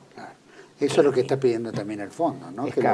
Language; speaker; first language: Spanish; native; Spanish